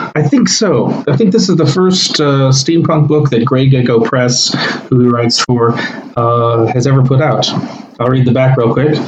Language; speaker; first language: English; native; English